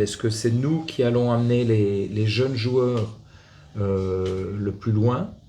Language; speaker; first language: French; native; French